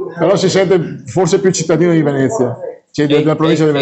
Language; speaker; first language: Italian; native; Italian